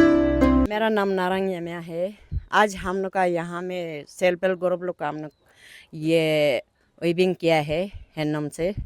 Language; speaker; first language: Hindi; non-native, local second language; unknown